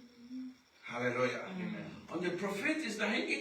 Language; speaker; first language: German; non-native, learner; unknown